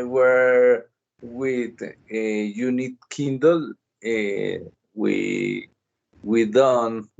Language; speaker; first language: English; non-native, learner; Spanish